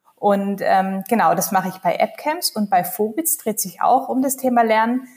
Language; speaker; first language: German; native; German